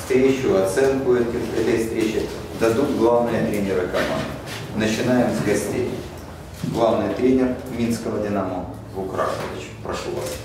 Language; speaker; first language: Russian; native; Russian